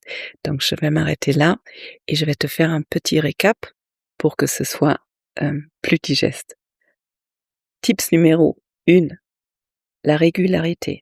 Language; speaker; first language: French; native; French